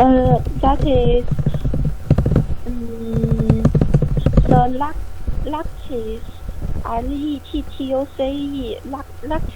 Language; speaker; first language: English; non-native, learner; Chinese